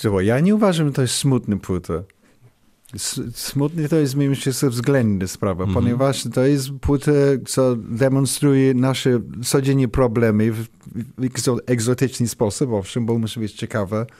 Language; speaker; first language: Polish; non-native, learner; English